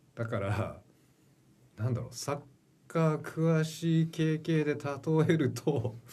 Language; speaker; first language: Japanese; early bilingual, heritage; Japanese